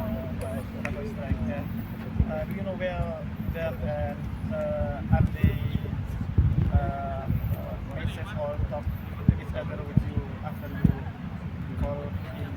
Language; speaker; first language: English; non-native, learner; Indonesian